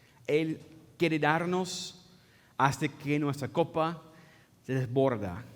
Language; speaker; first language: Spanish; non-native, fluent; English